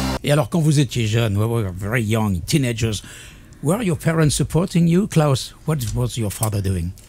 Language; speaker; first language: English; non-native, fluent; French